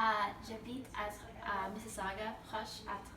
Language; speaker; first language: French; non-native, learner; English